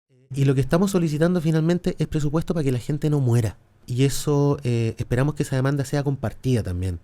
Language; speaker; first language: Spanish; native; Spanish